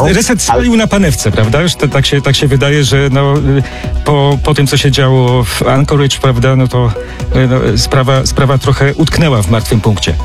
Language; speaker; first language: Polish; native; Polish